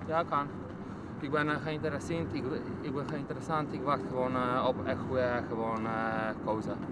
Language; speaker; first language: Dutch; non-native, learner; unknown